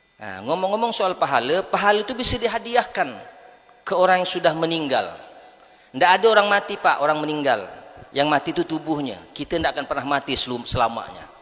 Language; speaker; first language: Malay; native; Malay